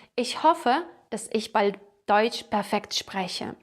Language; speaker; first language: German; non-native, fluent; Ukrainian